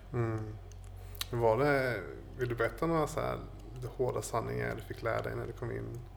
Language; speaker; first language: Swedish; native; Swedish